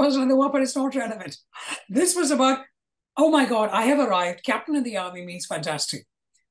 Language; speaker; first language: English; non-native, local second language; Malayalam